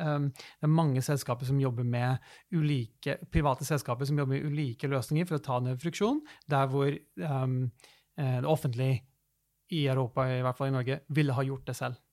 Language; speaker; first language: Norwegian; early bilingual, other home language; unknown